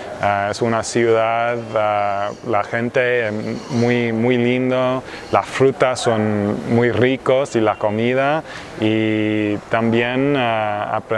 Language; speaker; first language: Spanish; non-native, learner; English